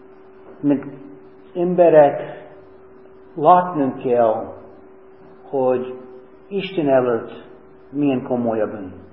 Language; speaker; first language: Hungarian; non-native, fluent; English